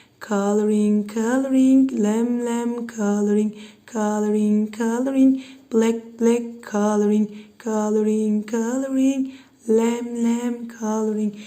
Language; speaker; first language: English; non-native, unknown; Turkish